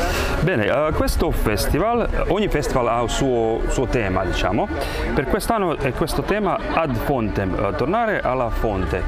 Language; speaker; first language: Italian; non-native, fluent; Croatian